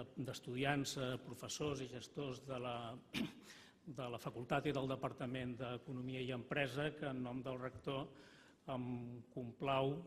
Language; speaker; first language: Catalan; native; Catalan